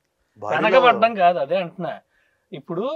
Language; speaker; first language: Telugu; native; Telugu